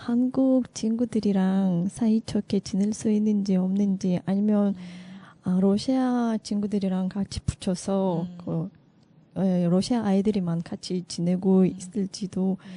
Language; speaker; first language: Korean; non-native, learner; Russian